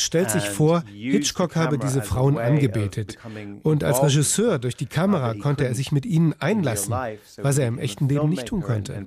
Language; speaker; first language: German; native; German